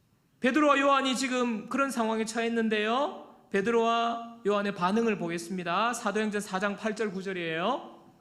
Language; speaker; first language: Korean; native; Korean